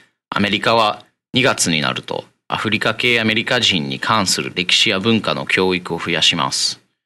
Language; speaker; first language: Japanese; non-native, fluent; English